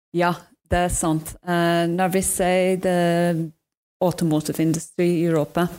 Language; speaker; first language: Norwegian; non-native, fluent; English